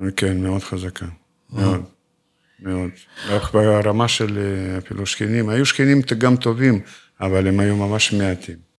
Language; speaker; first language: Hebrew; non-native, fluent; Russian